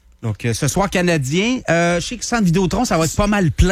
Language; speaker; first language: French; native; French